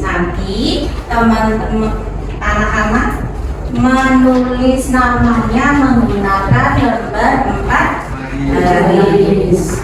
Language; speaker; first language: Indonesian; native; Indonesian